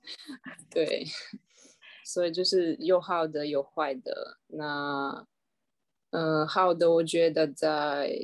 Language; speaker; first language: Chinese; non-native, fluent; Russian